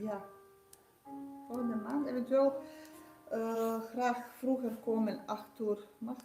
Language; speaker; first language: Dutch; non-native, learner; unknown